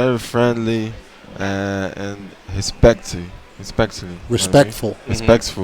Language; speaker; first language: English; non-native, learner; Portuguese